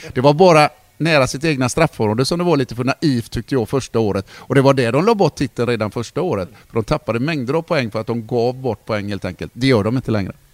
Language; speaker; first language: Swedish; native; Swedish